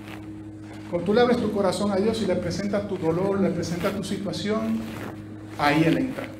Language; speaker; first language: Spanish; native; Spanish